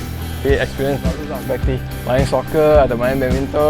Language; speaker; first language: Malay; non-native, local second language; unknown